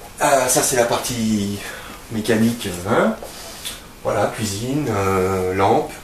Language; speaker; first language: French; native; French